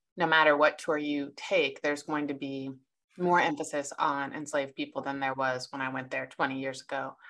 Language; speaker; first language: English; native; English